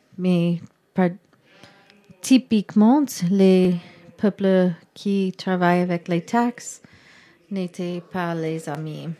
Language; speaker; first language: French; non-native, learner; English